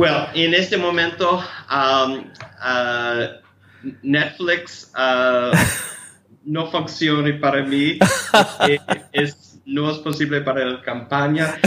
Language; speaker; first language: Spanish; non-native, learner; English